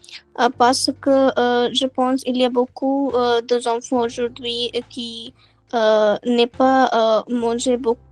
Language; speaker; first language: French; non-native, learner; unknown